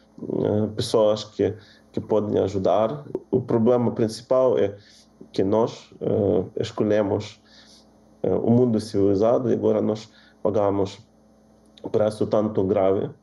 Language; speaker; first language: Portuguese; non-native, fluent; Ukrainian